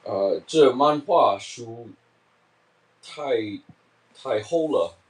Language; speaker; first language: Chinese; non-native, learner; English